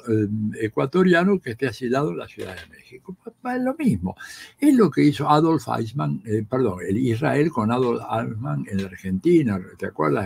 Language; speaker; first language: Spanish; native; Spanish